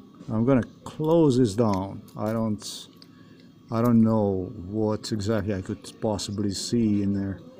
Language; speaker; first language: English; non-native, fluent; Slovenian